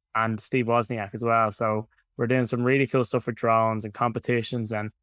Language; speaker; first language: English; native; English